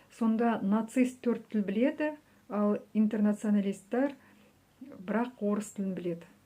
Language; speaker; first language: Kazakh; native; Kazakh